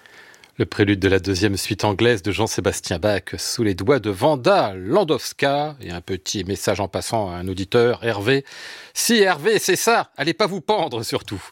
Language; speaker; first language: French; native; French